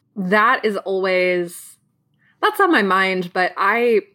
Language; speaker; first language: English; native; English